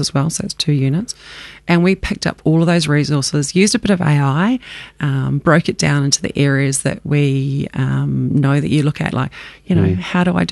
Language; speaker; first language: English; native; English